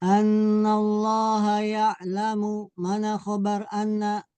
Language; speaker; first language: Arabic; non-native, fluent; Indonesian